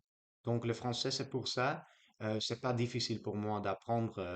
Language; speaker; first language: French; non-native, learner; Dutch